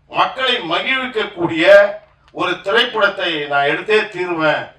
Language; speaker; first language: Tamil; native; Tamil